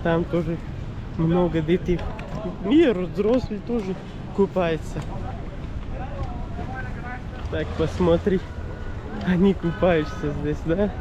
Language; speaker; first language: Russian; non-native, learner; Pashto